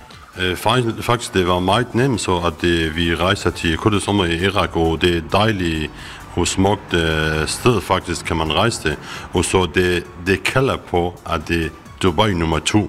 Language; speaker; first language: Danish; non-native, learner; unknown